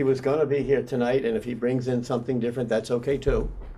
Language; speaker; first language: English; native; English